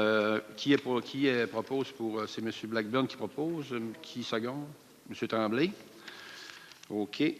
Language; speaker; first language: French; native; French